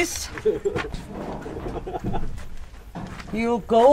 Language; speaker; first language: English; non-native, learner; German